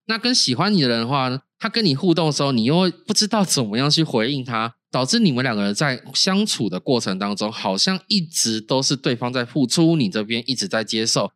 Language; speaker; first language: Chinese; native; Chinese